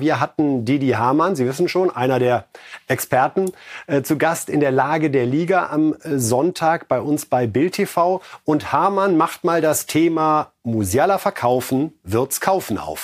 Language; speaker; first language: German; native; German